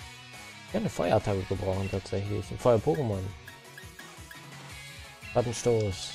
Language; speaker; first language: German; native; German